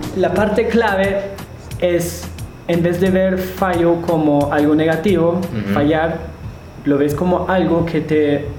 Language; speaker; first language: Spanish; non-native, fluent; German